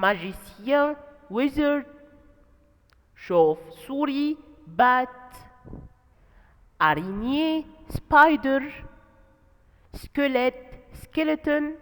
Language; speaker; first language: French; non-native, fluent; Arabic